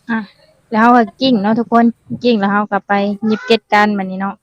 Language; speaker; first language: Thai; non-native, local second language; Northeastern Thai